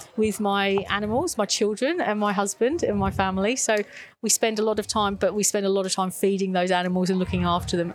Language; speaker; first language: English; native; English